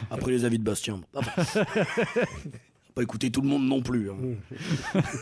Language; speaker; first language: French; native; French